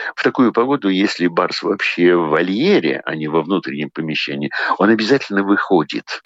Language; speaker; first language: Russian; native; Russian